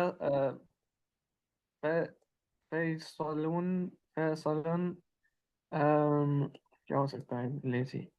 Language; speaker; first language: Hindi; non-native, learner; Urdu